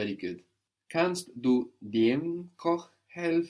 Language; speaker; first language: German; non-native, fluent; English